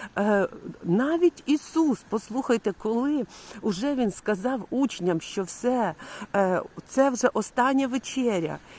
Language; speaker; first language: Ukrainian; non-native, local second language; Russian